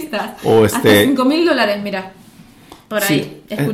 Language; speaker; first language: Spanish; native; Spanish